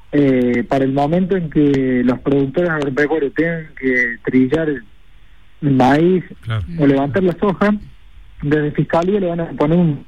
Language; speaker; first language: Spanish; native; Spanish